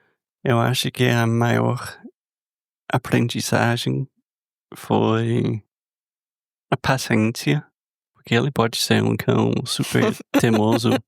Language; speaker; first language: Portuguese; non-native, fluent; English